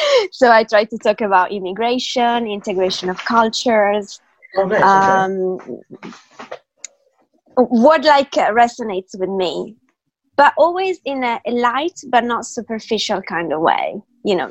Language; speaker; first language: English; native; English